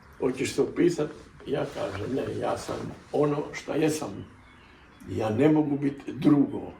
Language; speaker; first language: Croatian; native; Croatian